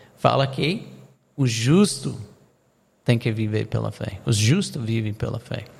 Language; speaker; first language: Portuguese; non-native, fluent; English